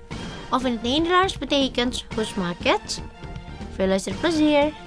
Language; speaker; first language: Dutch; non-native, learner; Indonesian